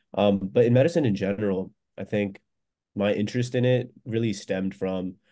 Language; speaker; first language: English; native; English